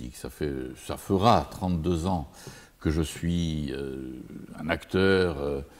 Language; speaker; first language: French; native; French